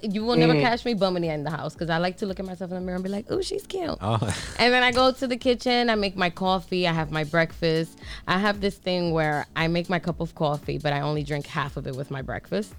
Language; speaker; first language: English; early bilingual, other home language; Spanish